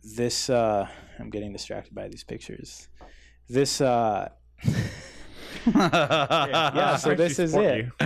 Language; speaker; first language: English; native; English